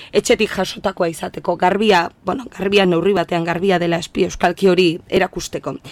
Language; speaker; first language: Basque; native; Basque